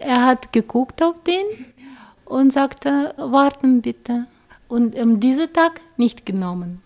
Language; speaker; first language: German; non-native, fluent; Russian